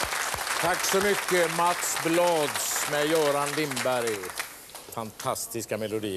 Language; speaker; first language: Swedish; native; Swedish